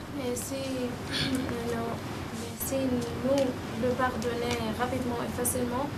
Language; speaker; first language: French; non-native, learner; Arabic